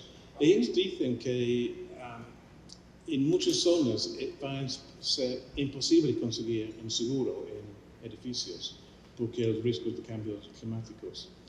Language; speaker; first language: Spanish; non-native, fluent; English